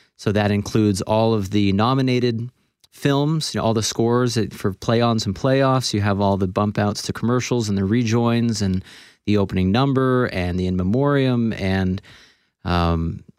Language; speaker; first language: English; native; English